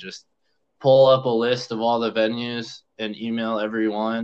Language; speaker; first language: English; native; English